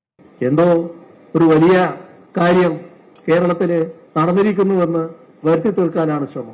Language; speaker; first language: Malayalam; native; Malayalam